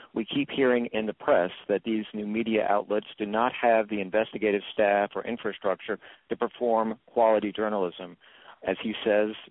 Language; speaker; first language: English; native; English